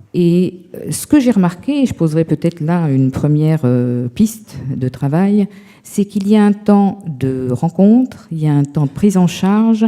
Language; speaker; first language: French; native; French